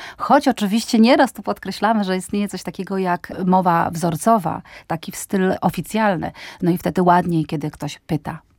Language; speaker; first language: Polish; native; Polish